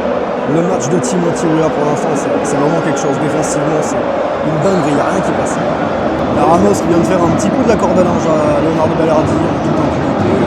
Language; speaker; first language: French; native; French